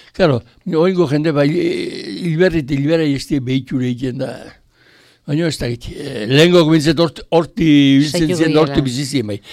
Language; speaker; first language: Basque; native; Basque